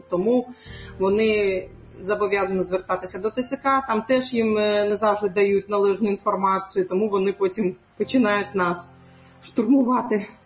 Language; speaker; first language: Ukrainian; non-native, local second language; Crimean Tatar